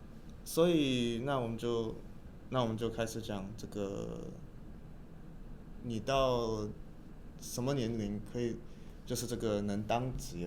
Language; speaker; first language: Chinese; early bilingual, heritage; English